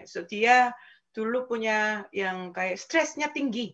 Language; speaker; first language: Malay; non-native, fluent; Korean